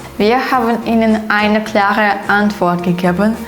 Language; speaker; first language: German; non-native, fluent; Ukrainian